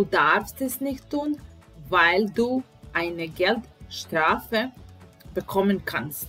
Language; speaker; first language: German; non-native, fluent; Serbian